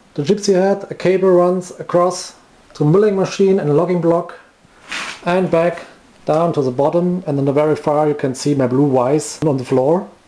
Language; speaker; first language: English; non-native, fluent; German